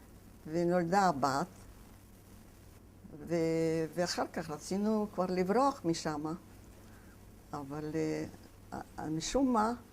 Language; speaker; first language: Hebrew; non-native, fluent; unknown